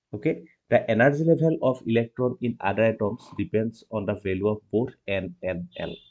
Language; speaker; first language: English; non-native, local second language; Assamese